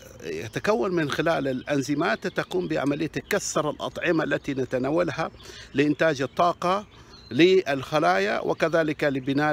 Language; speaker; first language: Arabic; native; Arabic